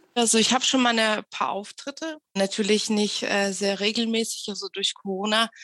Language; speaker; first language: German; early bilingual, other home language; Russian